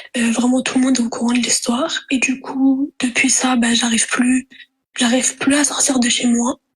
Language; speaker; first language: French; early bilingual, other home language; Arabic